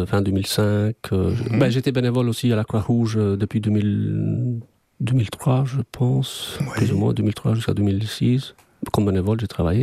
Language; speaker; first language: French; non-native, fluent; Albanian